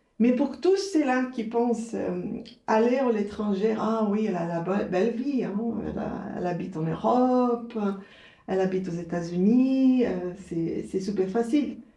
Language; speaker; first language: French; non-native, fluent; Portuguese